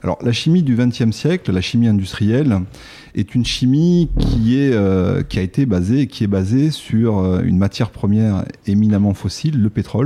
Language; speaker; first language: French; native; French